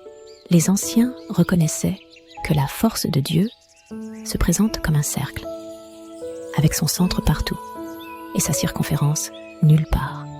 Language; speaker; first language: French; native; French